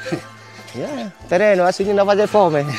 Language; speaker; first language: Portuguese; non-native, learner; Vietnamese